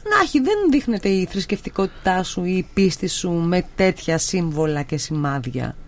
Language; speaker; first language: Greek; native; Greek